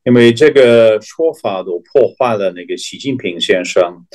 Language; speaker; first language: Chinese; non-native, fluent; English